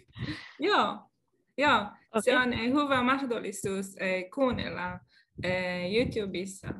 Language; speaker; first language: Finnish; non-native, learner; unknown